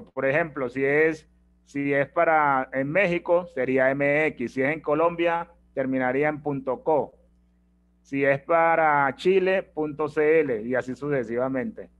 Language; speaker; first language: Spanish; native; Spanish